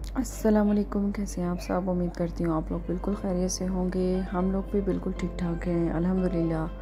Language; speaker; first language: Urdu; native; Urdu